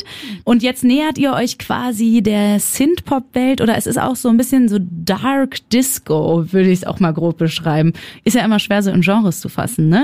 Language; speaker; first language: German; native; German